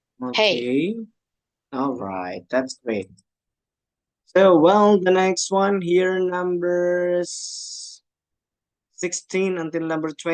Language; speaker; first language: English; non-native, fluent; Indonesian